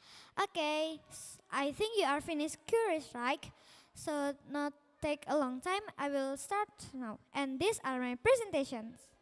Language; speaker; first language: English; non-native, learner; Indonesian